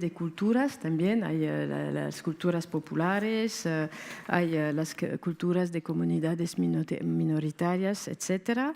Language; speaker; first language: Spanish; non-native, fluent; French